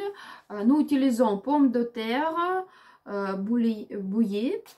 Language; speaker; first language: French; non-native, learner; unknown